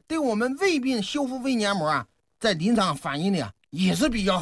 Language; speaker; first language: Chinese; native; Chinese